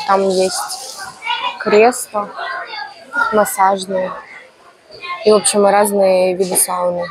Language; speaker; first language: Russian; native; Russian